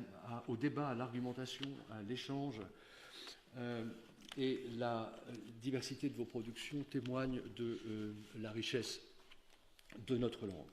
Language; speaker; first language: French; native; French